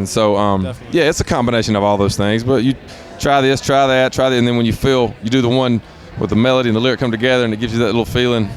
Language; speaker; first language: English; native; English